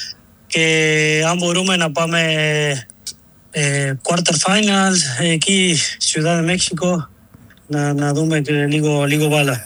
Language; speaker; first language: Greek; non-native, learner; Spanish